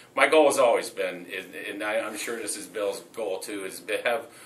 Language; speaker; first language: English; native; English